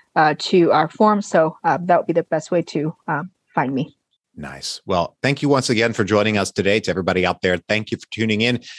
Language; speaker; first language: English; non-native, fluent; Chinese